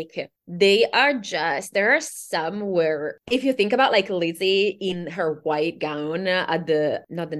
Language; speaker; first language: English; non-native, fluent; Italian